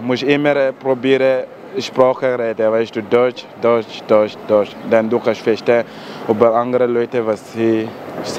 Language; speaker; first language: German; non-native, learner; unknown